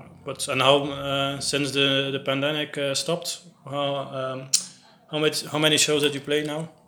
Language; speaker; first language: English; non-native, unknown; Dutch